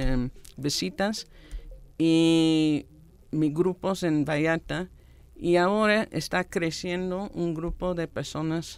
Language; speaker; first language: Spanish; non-native, fluent; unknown